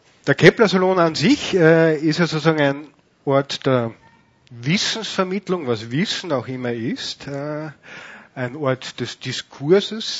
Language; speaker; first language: German; native; German